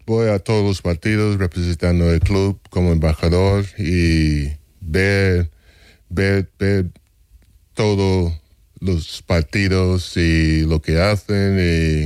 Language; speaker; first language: Spanish; non-native, fluent; English